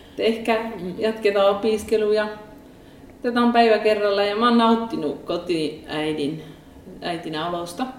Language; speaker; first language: Finnish; early bilingual, heritage; Finnish